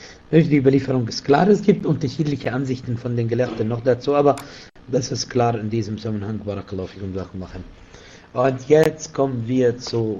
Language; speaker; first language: German; non-native, fluent; Arabic